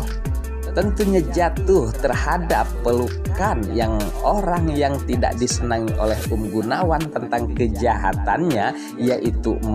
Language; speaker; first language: Indonesian; native; Indonesian